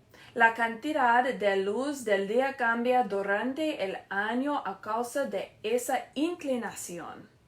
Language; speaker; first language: Spanish; non-native, learner; English